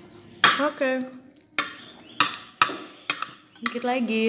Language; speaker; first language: Indonesian; native; Indonesian